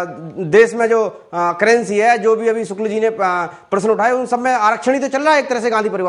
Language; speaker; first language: Hindi; native; Hindi